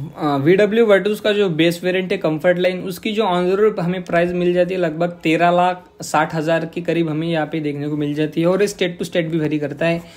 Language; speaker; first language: Hindi; non-native, local second language; Marathi